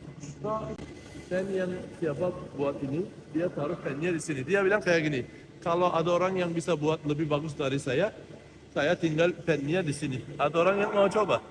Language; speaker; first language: Indonesian; non-native, fluent; Turkish